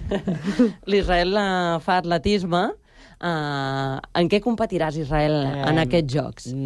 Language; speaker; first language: Catalan; native; Catalan